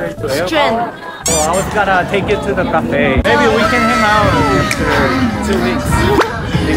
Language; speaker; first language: English; non-native, fluent; Korean